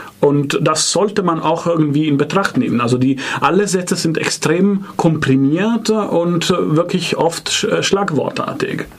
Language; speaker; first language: German; non-native, fluent; Italian